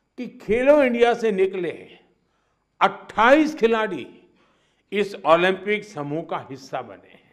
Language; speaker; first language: Hindi; non-native, local second language; Gujarati